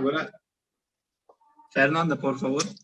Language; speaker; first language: Portuguese; non-native, fluent; Turkish